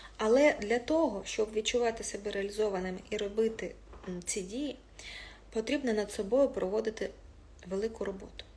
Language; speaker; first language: Ukrainian; non-native, local second language; Russian